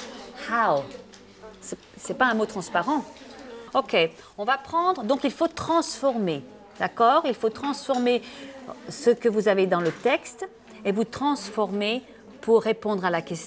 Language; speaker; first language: French; non-native, fluent; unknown